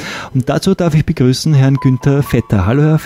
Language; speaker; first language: German; native; German